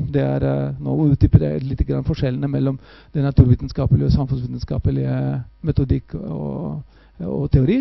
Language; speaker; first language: Norwegian; non-native, fluent; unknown